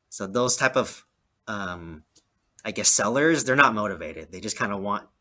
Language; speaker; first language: English; native; English